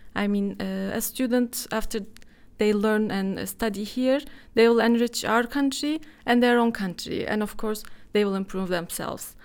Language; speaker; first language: English; non-native, fluent; Turkish